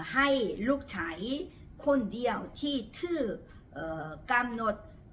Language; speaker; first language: Thai; non-native, fluent; Korean